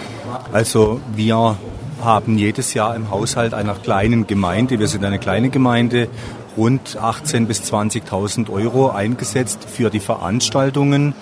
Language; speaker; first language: German; native; German